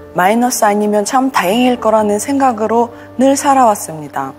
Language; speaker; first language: Korean; non-native, fluent; Russian